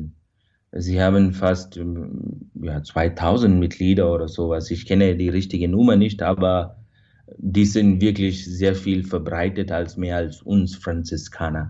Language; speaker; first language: German; non-native, fluent; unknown